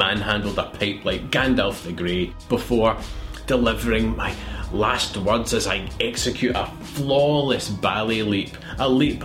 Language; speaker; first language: English; native; English